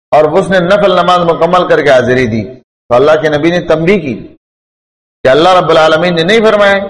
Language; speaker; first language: Urdu; non-native, local second language; Pashto